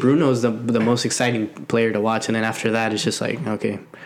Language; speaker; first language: English; early bilingual, other home language; Spanish